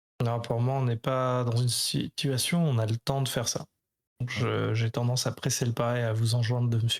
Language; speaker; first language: French; native; French